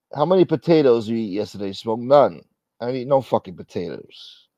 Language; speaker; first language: English; native; English